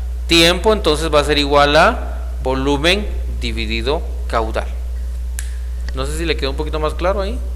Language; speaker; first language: Spanish; native; Spanish